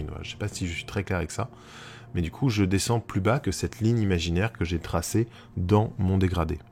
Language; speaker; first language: French; native; French